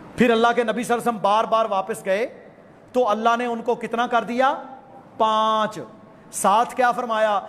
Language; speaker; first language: Urdu; non-native, local second language; Punjabi